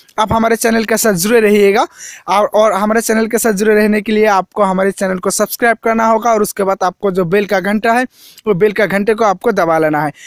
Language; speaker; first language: Hindi; non-native, local second language; Assamese